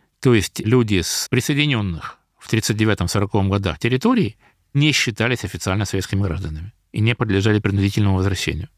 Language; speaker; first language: Russian; native; Russian